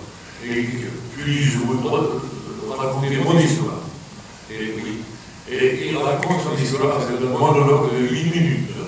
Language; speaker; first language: French; non-native, fluent; Swedish